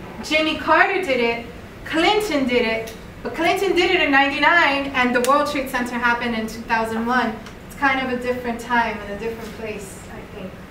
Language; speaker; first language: English; early bilingual, other home language; Spanish